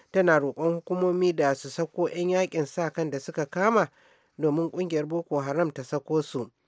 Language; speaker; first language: Hausa; native; Hausa